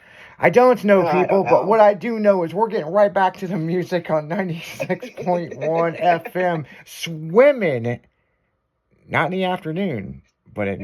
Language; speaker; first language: English; native; English